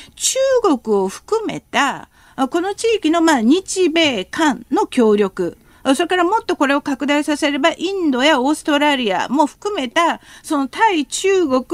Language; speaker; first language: Japanese; non-native, fluent; Korean